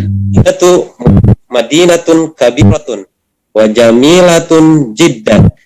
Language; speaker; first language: Arabic; non-native, learner; Indonesian